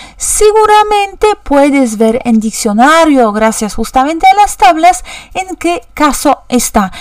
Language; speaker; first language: Spanish; non-native, fluent; Polish